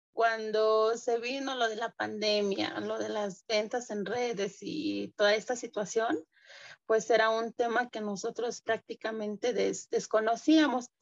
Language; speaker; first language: Spanish; non-native, local second language; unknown